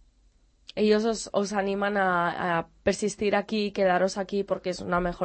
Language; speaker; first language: Spanish; non-native, local second language; Catalan